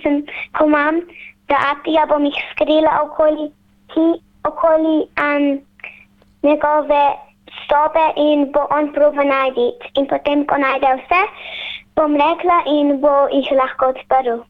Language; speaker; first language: Slovenian; early bilingual, heritage; Slovenian